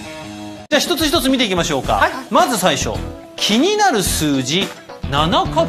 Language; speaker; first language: Japanese; native; Japanese